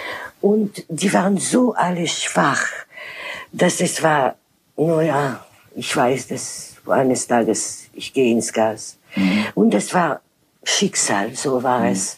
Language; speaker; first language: German; non-native, fluent; French